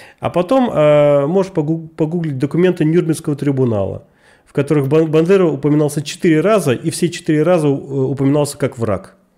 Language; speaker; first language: Russian; native; Russian